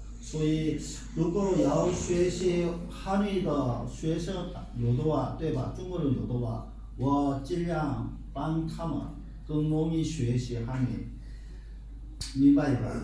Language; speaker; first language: Chinese; non-native, learner; Korean